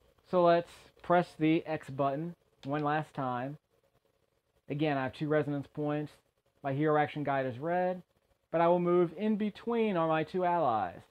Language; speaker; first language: English; native; English